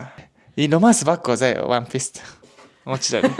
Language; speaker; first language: Mongolian; non-native, learner; Japanese